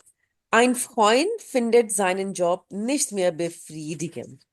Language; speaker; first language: German; non-native, fluent; Urdu